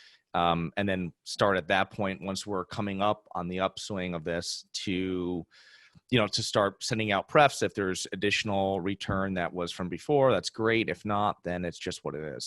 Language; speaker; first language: English; native; English